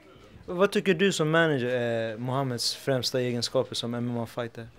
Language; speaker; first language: Swedish; native; Swedish